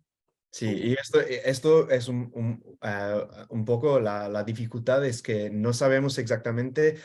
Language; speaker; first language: Spanish; non-native, fluent; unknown